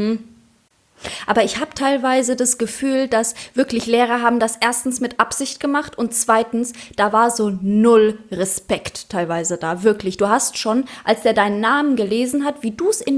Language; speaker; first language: German; early bilingual, other home language; Russian